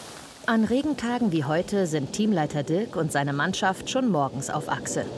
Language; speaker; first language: German; native; German